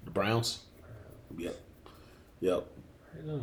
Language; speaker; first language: English; native; English